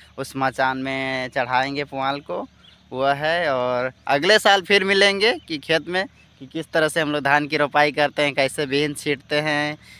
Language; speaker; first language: Hindi; native; Hindi